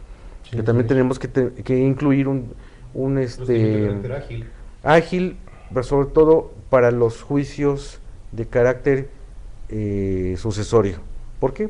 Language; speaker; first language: Spanish; native; Spanish